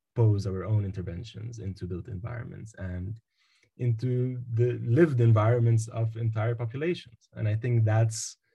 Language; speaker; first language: English; non-native, fluent; Arabic